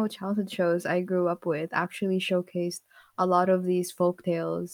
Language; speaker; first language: English; non-native, local second language; Filipino